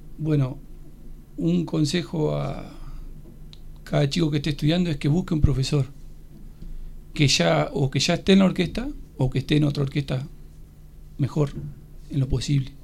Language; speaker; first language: Spanish; native; Spanish